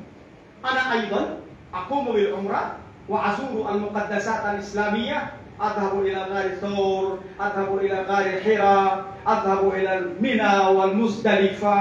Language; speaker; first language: Arabic; non-native, fluent; Bangla